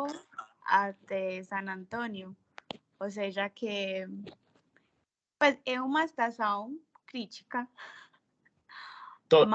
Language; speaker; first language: Portuguese; non-native, fluent; Spanish